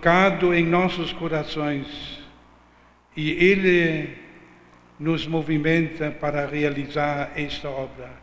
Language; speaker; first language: Portuguese; non-native, fluent; German